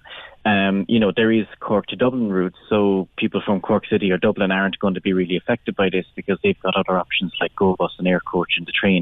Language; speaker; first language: English; native; English